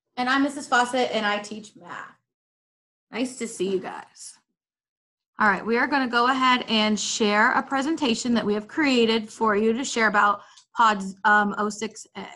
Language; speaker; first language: English; native; English